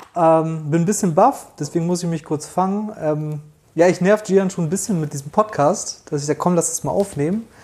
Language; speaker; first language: German; early bilingual, other home language; Polish